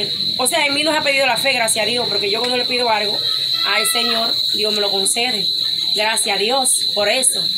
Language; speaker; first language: Spanish; native; Spanish